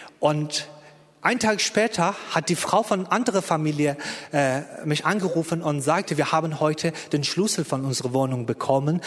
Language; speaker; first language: German; non-native, fluent; Persian